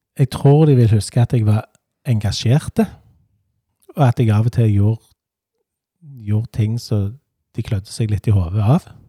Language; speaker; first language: Norwegian; native; Norwegian